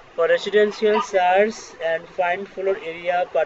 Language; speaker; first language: English; non-native, local second language; Bangla